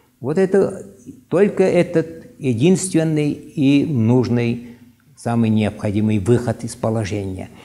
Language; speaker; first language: Russian; non-native, local second language; Yakut